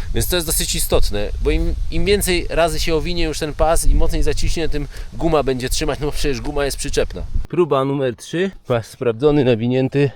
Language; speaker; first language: Polish; native; Polish